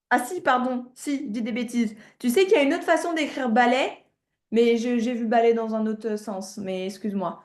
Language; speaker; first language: French; native; French